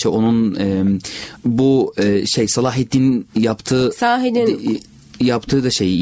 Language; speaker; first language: Turkish; non-native, learner; Arabic